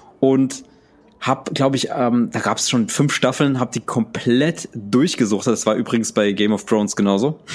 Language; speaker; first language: German; early bilingual, other home language; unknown